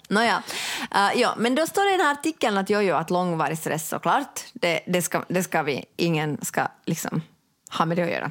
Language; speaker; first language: Swedish; native; Swedish